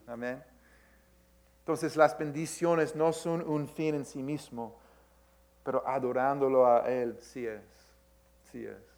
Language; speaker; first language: Spanish; early bilingual, heritage; Spanish